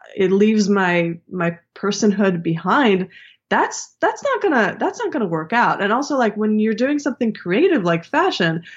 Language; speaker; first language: English; early bilingual, other home language; Hebrew